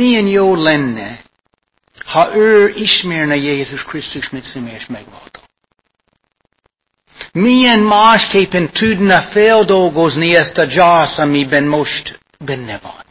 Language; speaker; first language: Hungarian; non-native, fluent; English